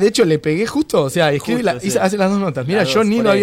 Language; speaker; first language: Spanish; native; Spanish